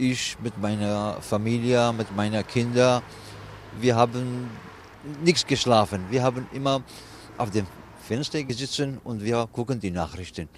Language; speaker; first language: German; non-native, learner; Kurdish